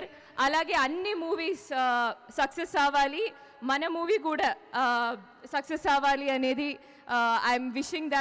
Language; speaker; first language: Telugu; non-native, fluent; Malayalam